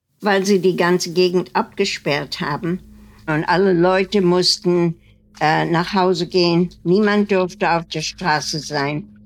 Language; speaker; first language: German; non-native, fluent; Dutch